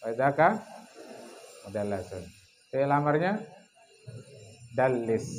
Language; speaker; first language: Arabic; non-native, fluent; Indonesian